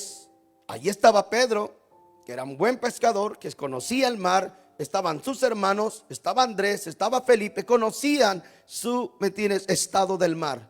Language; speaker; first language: Spanish; native; Spanish